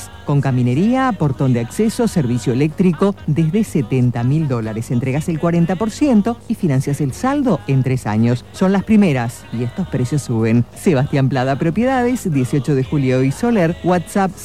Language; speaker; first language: Spanish; native; Spanish